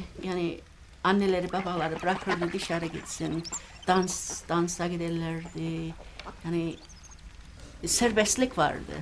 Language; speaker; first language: Turkish; early bilingual, heritage; Turkish